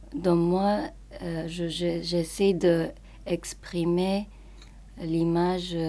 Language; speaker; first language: French; non-native, fluent; Japanese